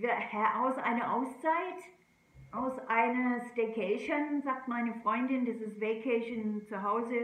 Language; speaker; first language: German; non-native, fluent; English